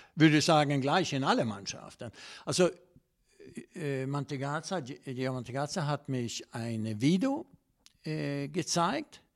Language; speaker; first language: German; non-native, fluent; Swedish